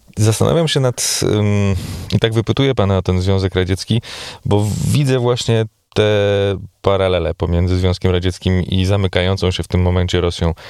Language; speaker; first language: Polish; native; Polish